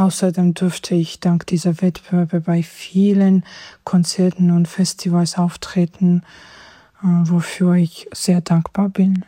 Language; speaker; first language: German; non-native, fluent; Georgian